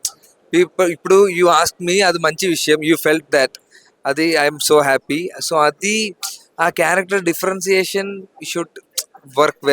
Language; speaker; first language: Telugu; non-native, learner; Malayalam